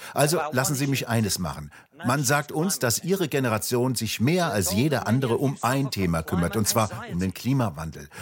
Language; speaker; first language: German; non-native, fluent; Russian